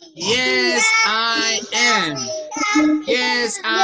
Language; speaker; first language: English; non-native, fluent; Spanish